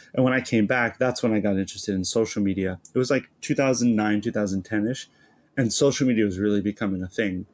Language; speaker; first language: English; native; English